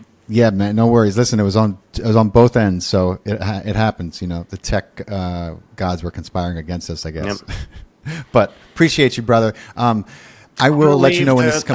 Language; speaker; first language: English; native; English